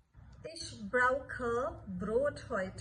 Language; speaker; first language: German; non-native, fluent; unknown